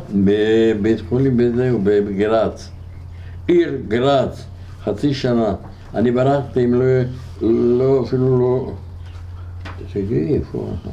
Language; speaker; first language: Hebrew; non-native, fluent; Hungarian